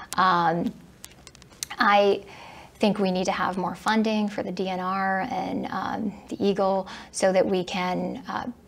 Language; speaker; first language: English; native; English